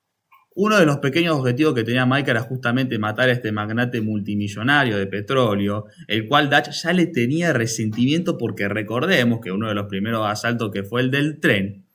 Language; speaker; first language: Spanish; native; Spanish